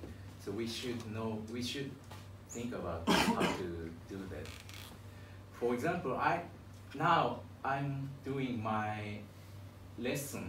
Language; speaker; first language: English; non-native, learner; Japanese